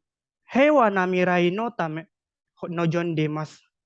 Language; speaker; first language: Japanese; non-native, learner; Indonesian